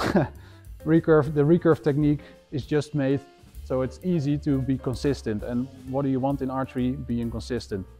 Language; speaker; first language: English; non-native, fluent; Dutch